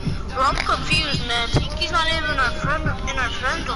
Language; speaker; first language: English; native; English